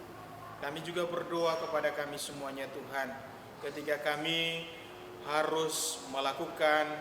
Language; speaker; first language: Indonesian; native; Indonesian